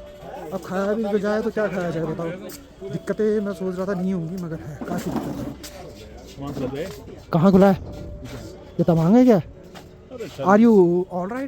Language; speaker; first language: Hindi; native; Hindi